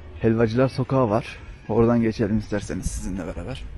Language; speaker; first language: Turkish; native; Turkish